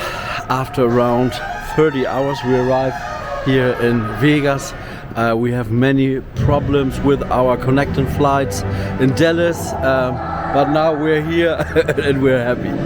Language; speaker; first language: English; non-native, learner; German